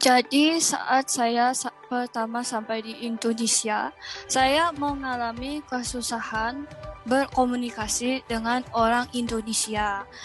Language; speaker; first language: Indonesian; non-native, learner; Chinese